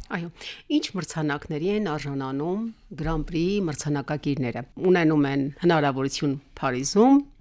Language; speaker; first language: Armenian; native; Armenian